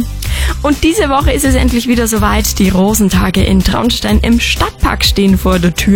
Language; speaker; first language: German; native; German